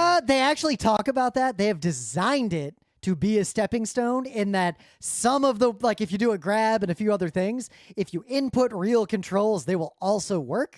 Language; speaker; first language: English; native; English